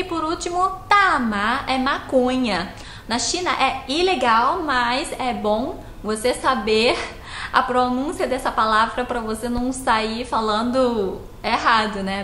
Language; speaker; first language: Portuguese; non-native, fluent; Chinese